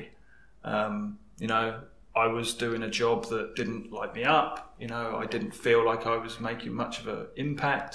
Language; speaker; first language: English; native; English